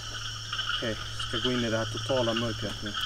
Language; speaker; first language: Swedish; native; Swedish